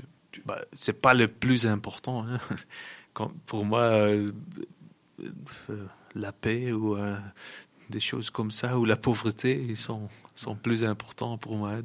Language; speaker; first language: French; non-native, local second language; Dutch